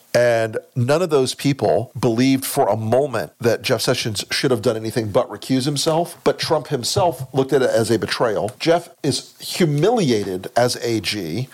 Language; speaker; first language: English; native; English